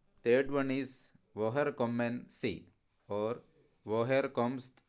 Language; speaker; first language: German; non-native, learner; Malayalam